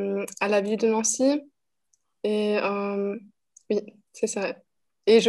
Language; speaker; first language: French; non-native, fluent; German